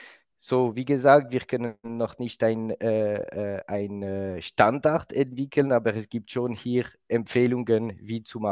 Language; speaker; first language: German; non-native, local second language; French